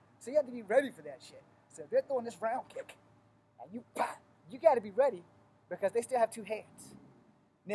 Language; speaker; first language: English; native; English